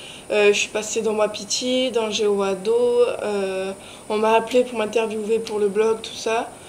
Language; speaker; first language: French; native; French